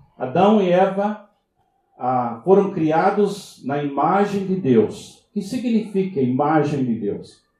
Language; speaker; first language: Portuguese; non-native, fluent; English